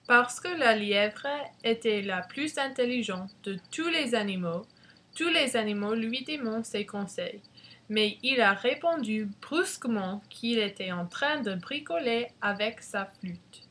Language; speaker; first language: French; non-native, learner; English